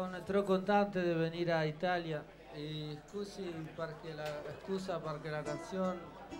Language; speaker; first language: Italian; non-native, learner; Spanish